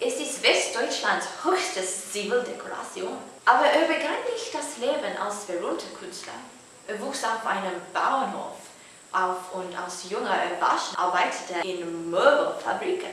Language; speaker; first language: German; non-native, learner; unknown